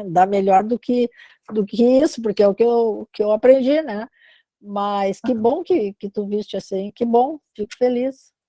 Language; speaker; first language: Portuguese; native; Portuguese